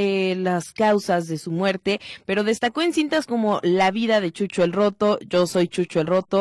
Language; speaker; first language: Spanish; native; Spanish